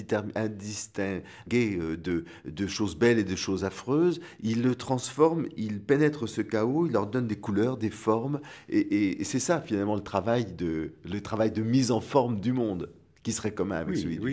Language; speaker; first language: French; native; French